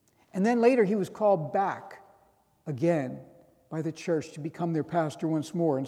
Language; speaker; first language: English; native; English